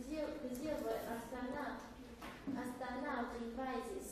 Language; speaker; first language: Russian; non-native, learner; Chinese